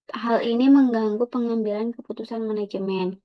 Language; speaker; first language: Indonesian; native; Indonesian